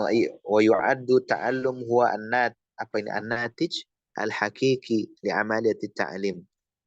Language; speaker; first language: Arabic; non-native, fluent; Indonesian